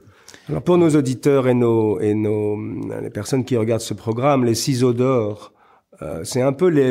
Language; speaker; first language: French; native; French